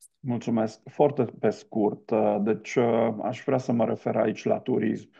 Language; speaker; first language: Romanian; non-native, local second language; Hungarian